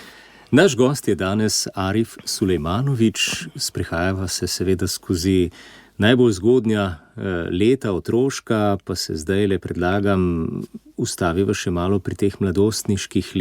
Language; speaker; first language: Slovenian; native; Slovenian